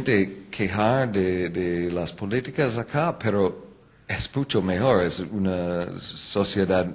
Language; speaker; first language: Spanish; non-native, fluent; English